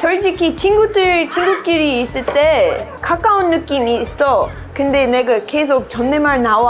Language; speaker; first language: Korean; non-native, learner; English